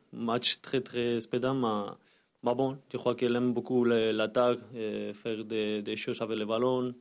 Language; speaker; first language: French; non-native, learner; Spanish